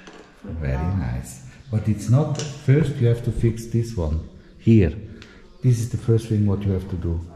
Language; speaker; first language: English; non-native, fluent; Italian